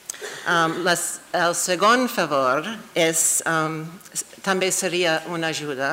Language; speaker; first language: Catalan; non-native, fluent; English